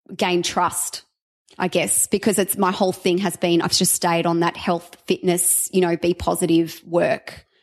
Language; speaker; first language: English; native; English